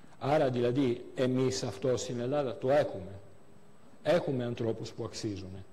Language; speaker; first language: Greek; non-native, fluent; Italian